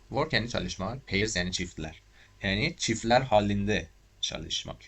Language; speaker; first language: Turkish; non-native, learner; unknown